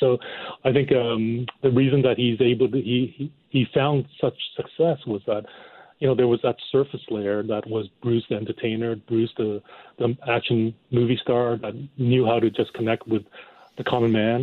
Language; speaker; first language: English; non-native, local second language; Cantonese